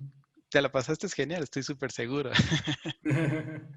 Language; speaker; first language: Spanish; native; Spanish